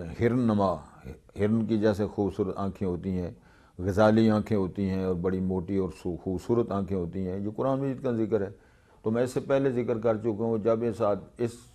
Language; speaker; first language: Urdu; non-native, local second language; Punjabi